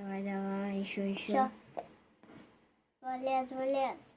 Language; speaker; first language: Russian; non-native, learner; Tajik